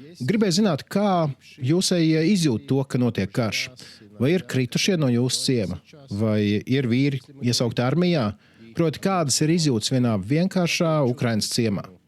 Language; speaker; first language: Latvian; native; Latvian